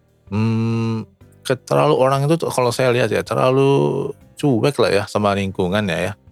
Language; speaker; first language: Indonesian; early bilingual, other home language; Japanese